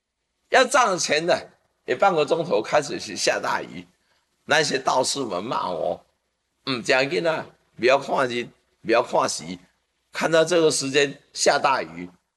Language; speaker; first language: Chinese; native; Chinese